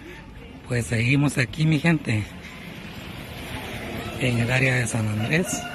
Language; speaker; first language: Spanish; native; Spanish